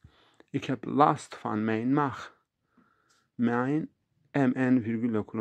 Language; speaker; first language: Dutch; non-native, learner; Turkish